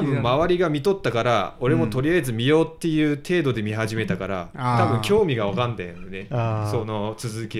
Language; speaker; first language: Japanese; native; Japanese